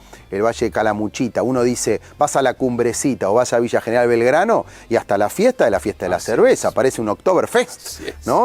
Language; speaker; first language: Spanish; native; Spanish